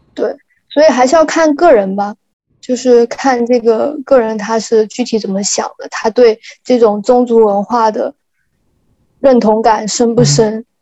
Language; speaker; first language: Chinese; native; Chinese